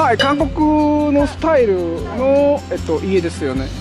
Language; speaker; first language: Japanese; non-native, learner; Korean